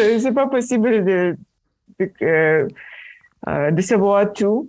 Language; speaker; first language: French; non-native, fluent; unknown